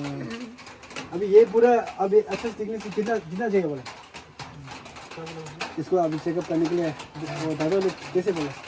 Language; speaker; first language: Hindi; non-native, local second language; Tibetan